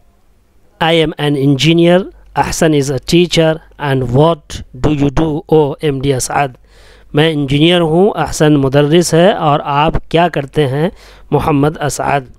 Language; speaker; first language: Urdu; native; Urdu